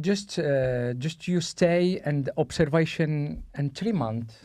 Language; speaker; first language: English; non-native, learner; Spanish